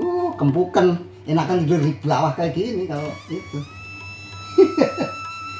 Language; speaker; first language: Indonesian; non-native, local second language; Javanese